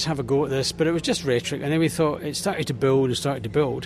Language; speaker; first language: English; native; English